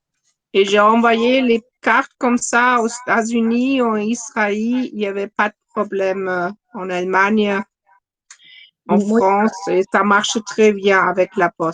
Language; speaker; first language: French; non-native, fluent; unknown